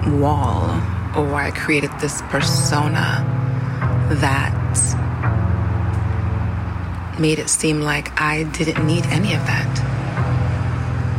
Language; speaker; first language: English; native; English